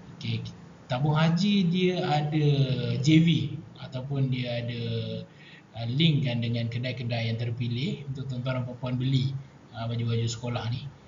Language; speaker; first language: Malay; native; Malay